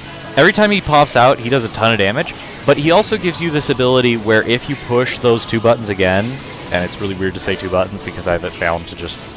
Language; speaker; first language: English; native; English